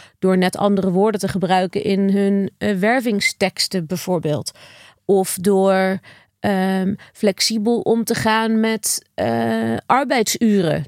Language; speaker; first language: Dutch; native; Dutch